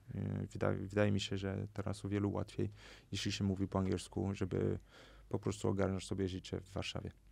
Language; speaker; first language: Polish; non-native, fluent; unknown